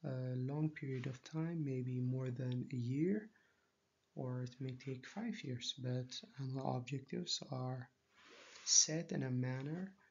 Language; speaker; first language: English; non-native, local second language; Amharic